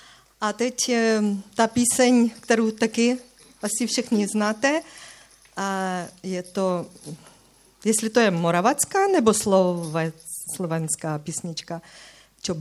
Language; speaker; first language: Czech; non-native, fluent; Ukrainian